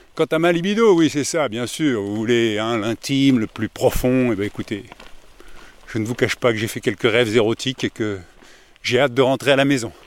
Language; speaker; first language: French; native; French